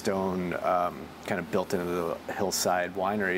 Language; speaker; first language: English; native; English